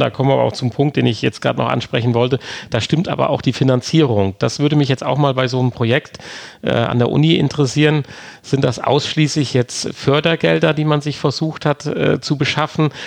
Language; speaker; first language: German; native; German